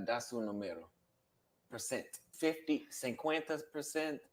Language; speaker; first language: Portuguese; non-native, learner; English